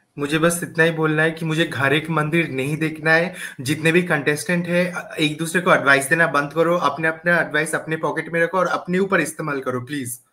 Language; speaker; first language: Hindi; native; Hindi